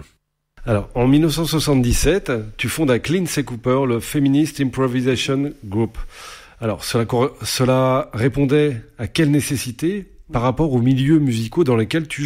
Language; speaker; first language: French; native; French